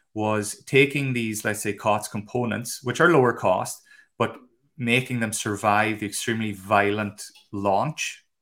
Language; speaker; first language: English; native; English